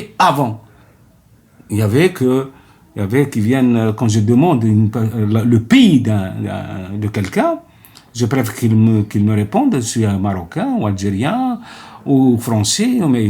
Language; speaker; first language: French; non-native, local second language; Arabic